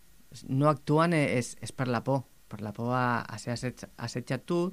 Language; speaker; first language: Catalan; native; Catalan